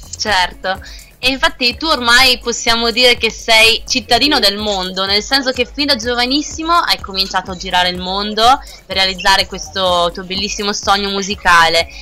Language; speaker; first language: Italian; native; Italian